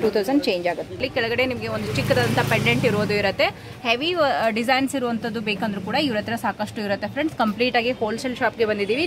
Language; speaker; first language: Kannada; native; Kannada